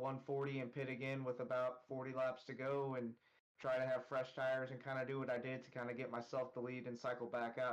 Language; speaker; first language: English; native; English